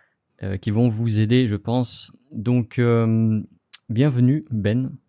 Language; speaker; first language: French; native; French